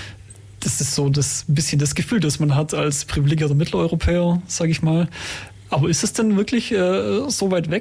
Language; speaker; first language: German; native; German